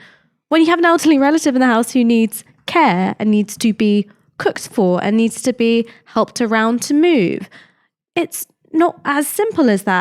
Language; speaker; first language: English; native; English